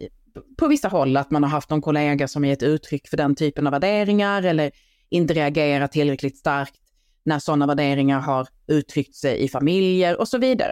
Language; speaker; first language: Swedish; native; Swedish